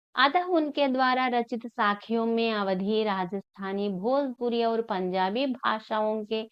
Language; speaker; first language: Hindi; non-native, local second language; Telugu